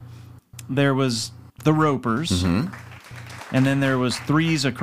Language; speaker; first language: English; native; English